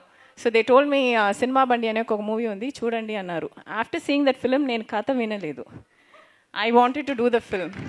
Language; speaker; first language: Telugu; non-native, learner; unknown